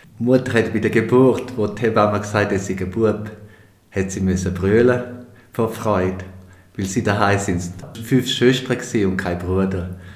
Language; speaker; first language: German; non-native, local second language; Romansh